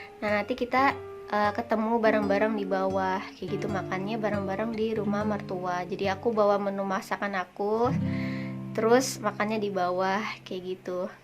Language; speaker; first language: Indonesian; native; Indonesian